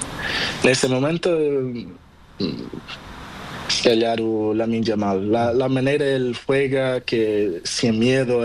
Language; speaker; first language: Spanish; non-native, learner; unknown